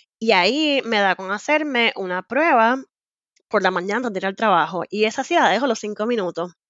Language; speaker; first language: Spanish; native; Spanish